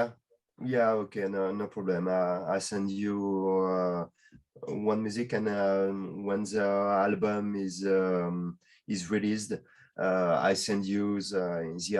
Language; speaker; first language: English; non-native, learner; French